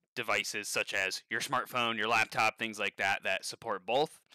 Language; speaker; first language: English; native; English